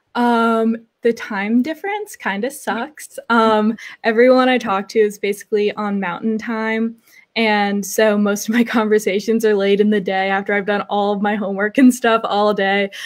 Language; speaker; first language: English; native; English